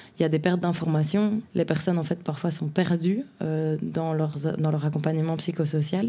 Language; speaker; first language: French; native; French